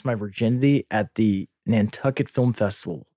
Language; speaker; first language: English; native; English